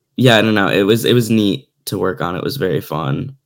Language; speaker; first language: English; native; English